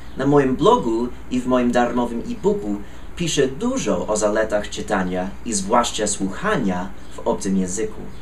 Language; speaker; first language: Polish; non-native, fluent; English